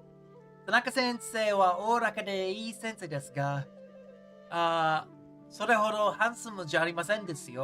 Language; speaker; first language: Japanese; non-native, learner; English